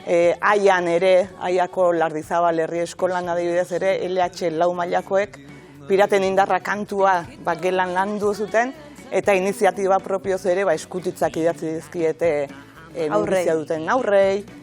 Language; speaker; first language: Basque; native; Basque